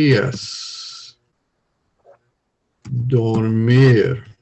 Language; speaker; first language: Spanish; non-native, learner; English